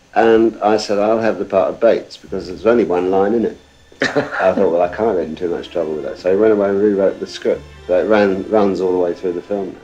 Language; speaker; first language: English; native; English